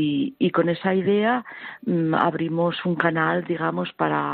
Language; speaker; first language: Spanish; native; Spanish